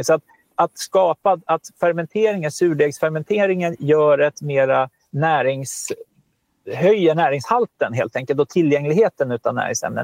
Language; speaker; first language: Swedish; native; Swedish